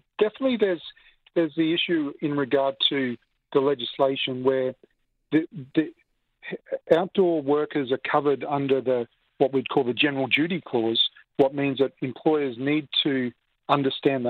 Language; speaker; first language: English; native; English